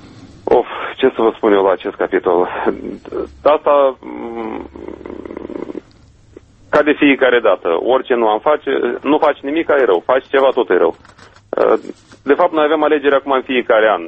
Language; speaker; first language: Romanian; native; Romanian